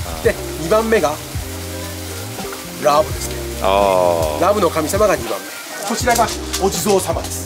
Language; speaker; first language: Japanese; native; Japanese